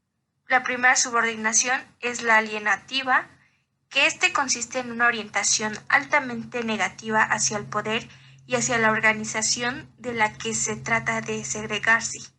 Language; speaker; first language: Spanish; native; Spanish